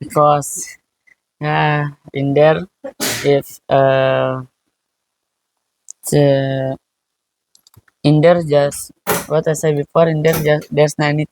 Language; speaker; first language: English; non-native, learner; Indonesian